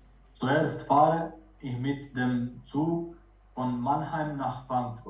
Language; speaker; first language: German; non-native, learner; Croatian